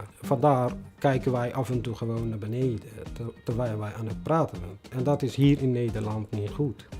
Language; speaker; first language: Dutch; non-native, fluent; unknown